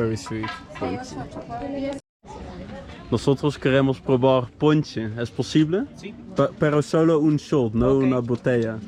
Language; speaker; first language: Spanish; non-native, learner; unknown